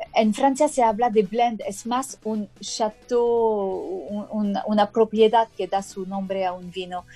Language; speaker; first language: Spanish; non-native, fluent; French